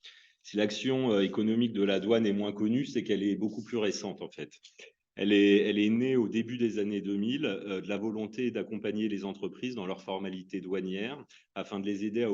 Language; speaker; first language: French; native; French